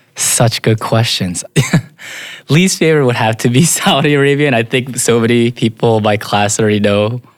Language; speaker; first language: English; native; English